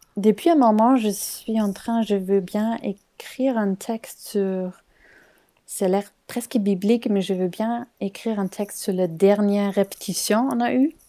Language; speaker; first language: French; non-native, fluent; German